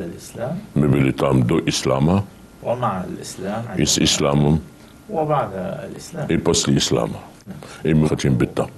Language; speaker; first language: Russian; non-native, fluent; Arabic